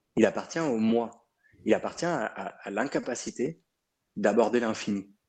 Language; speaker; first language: French; early bilingual, other home language; Arabic